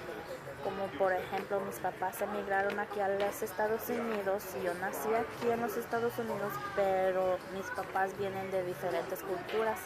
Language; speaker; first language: Spanish; early bilingual, other home language; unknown